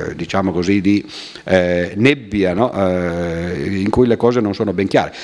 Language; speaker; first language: Italian; native; Italian